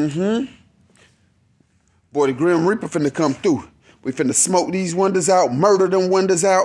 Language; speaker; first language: English; native; English